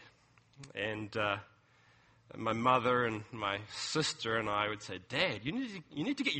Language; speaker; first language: English; native; English